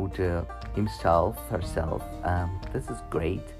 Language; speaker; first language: English; non-native, learner; German